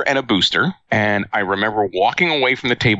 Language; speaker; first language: English; native; English